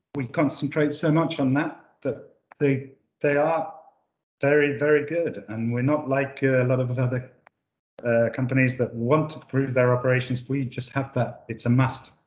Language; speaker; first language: English; native; English